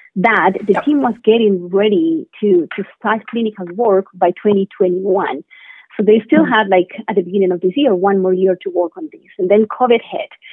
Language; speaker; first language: English; non-native, fluent; Spanish